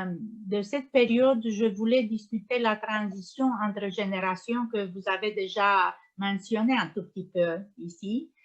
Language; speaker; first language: French; non-native, learner; Romanian